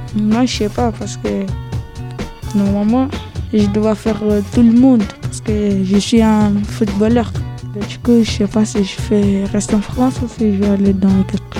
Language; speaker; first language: French; non-native, learner; Portuguese